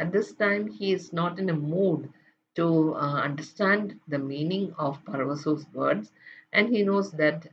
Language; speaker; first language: English; non-native, local second language; Malayalam